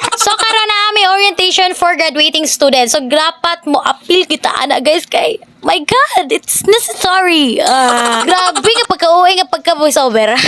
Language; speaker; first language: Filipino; non-native, local second language; Cebuano